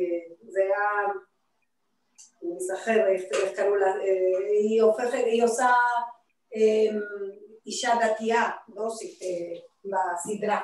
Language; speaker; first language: Hebrew; non-native, fluent; Spanish